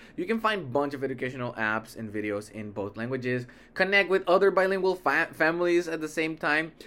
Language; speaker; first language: English; early bilingual, other home language; Spanish